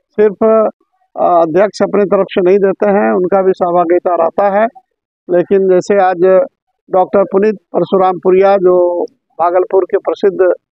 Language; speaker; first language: Hindi; native; Hindi